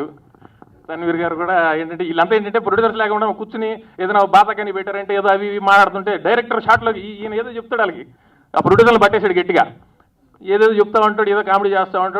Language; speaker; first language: Telugu; native; Telugu